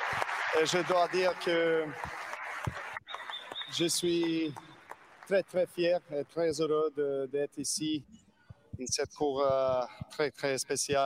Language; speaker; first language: French; non-native, learner; Serbian